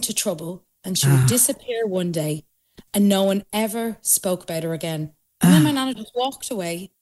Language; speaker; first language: English; native; English